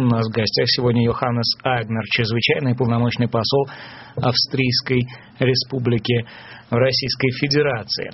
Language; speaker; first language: Russian; native; Russian